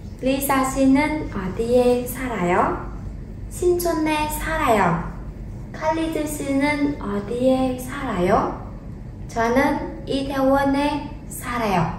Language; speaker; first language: Korean; non-native, fluent; Vietnamese